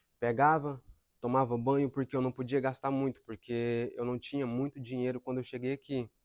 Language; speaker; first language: Portuguese; native; Portuguese